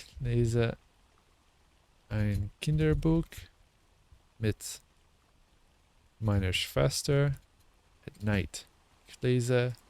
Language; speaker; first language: German; non-native, learner; English